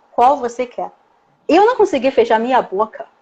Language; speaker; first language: Portuguese; non-native, learner; Chinese